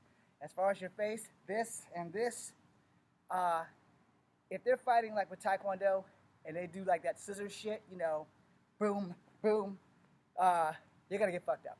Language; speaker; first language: English; native; English